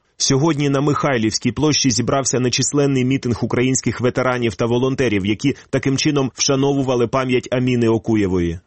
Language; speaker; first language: Ukrainian; native; Ukrainian